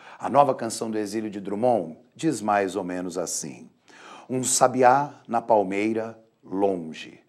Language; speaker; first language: Portuguese; native; Portuguese